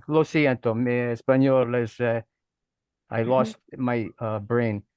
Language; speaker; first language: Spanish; non-native, learner; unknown